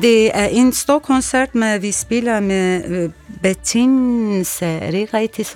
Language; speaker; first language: Danish; non-native, learner; Kurdish